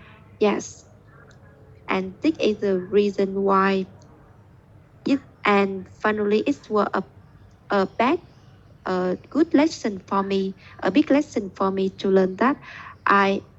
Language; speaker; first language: English; non-native, learner; Vietnamese